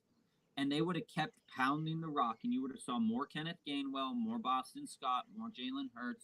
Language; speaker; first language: English; native; English